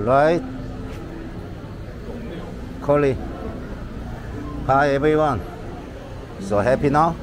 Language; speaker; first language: English; non-native, learner; Korean